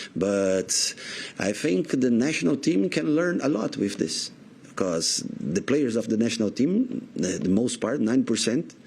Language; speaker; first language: English; non-native, learner; Portuguese